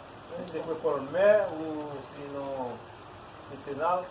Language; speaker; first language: Portuguese; non-native, learner; Spanish